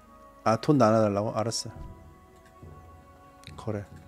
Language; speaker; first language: Korean; native; Korean